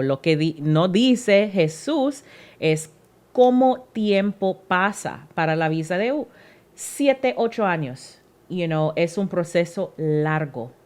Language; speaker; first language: Spanish; non-native, learner; English